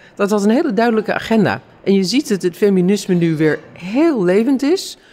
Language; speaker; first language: Dutch; non-native, fluent; English